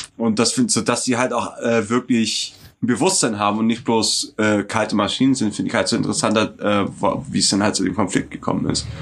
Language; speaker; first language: German; native; German